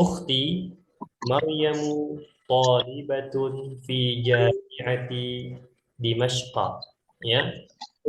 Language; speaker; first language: Arabic; non-native, fluent; Indonesian